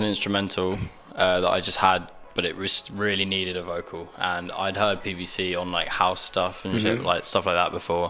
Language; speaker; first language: English; native; English